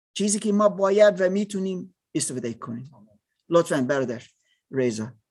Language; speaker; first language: Persian; non-native, learner; German